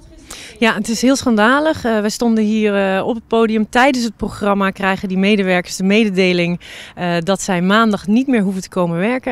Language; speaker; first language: Dutch; native; Dutch